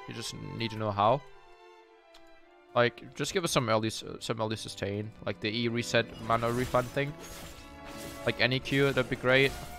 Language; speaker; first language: English; non-native, fluent; German